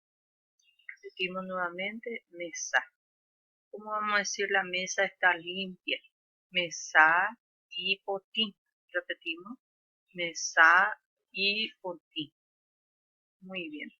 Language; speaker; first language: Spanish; non-native, local second language; Guarani